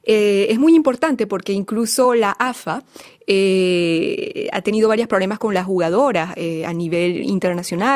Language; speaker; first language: Spanish; native; Spanish